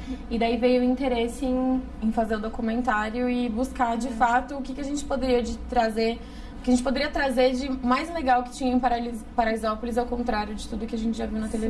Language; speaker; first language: Portuguese; native; Portuguese